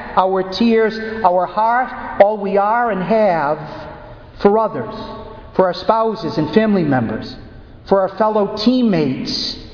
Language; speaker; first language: English; native; English